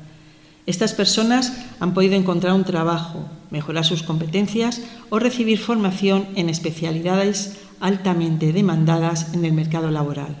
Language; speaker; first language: Spanish; native; Spanish